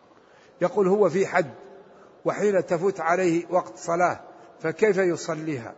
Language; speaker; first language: Arabic; native; Arabic